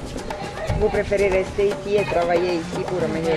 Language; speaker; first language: French; non-native, fluent; Italian